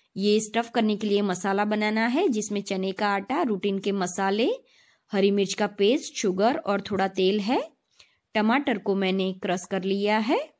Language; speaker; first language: Hindi; non-native, local second language; Gujarati